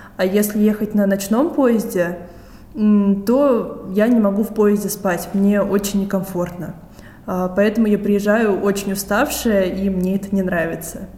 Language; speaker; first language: Russian; native; Russian